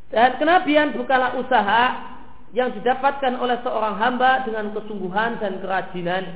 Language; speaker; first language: Indonesian; native; Indonesian